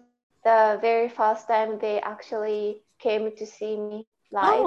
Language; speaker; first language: English; non-native, fluent; Japanese